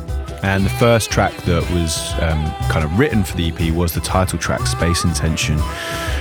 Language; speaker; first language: English; native; English